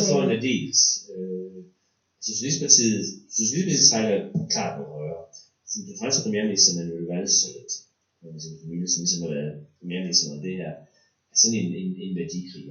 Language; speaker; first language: Danish; native; Danish